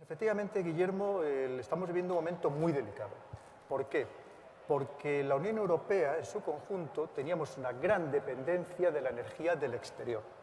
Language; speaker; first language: Spanish; native; Spanish